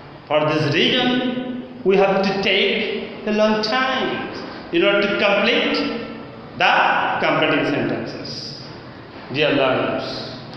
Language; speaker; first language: English; non-native, local second language; Bangla